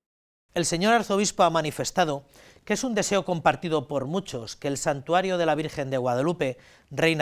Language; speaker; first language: Spanish; native; Spanish